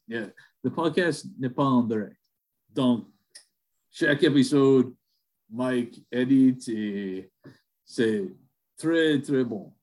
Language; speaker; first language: French; non-native, learner; English